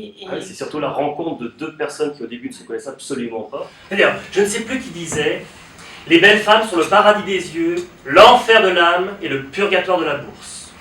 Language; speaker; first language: French; native; French